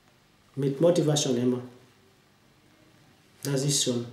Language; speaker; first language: German; non-native, learner; French